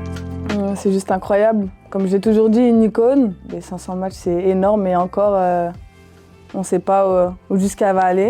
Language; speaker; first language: French; native; French